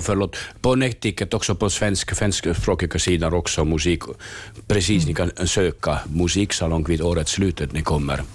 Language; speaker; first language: Swedish; non-native, learner; Finnish